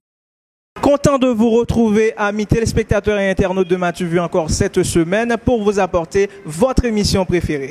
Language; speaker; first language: French; non-native, local second language; Haitian Creole